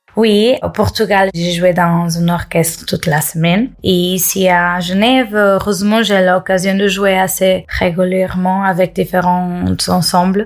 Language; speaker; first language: French; non-native, fluent; Portuguese